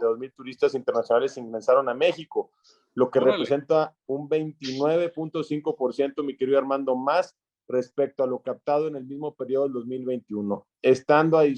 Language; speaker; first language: Spanish; native; Spanish